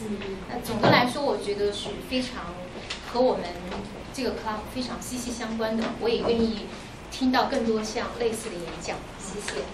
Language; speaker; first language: Chinese; native; Chinese